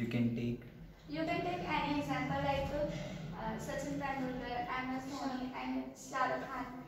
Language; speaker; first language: English; non-native, learner; Hindi